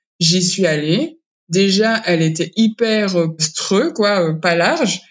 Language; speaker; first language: French; early bilingual, other home language; Kinyarwanda